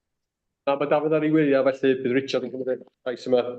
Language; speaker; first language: Welsh; native; Welsh